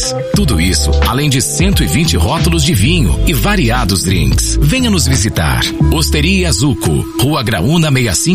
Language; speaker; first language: Portuguese; native; Portuguese